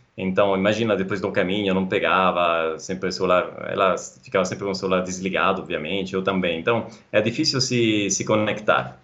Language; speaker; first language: Portuguese; non-native, fluent; Italian